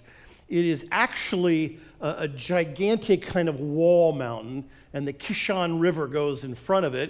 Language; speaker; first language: English; native; English